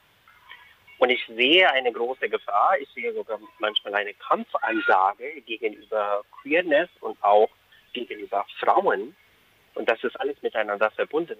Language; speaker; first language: German; non-native, fluent; Urdu